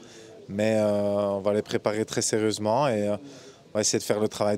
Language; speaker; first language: French; native; French